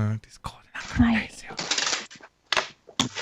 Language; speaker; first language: Japanese; non-native, fluent; English